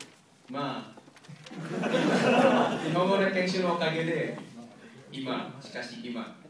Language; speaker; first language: Japanese; non-native, learner; Indonesian